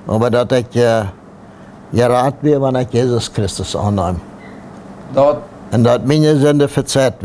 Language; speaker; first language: German; non-native, local second language; Plautdietsch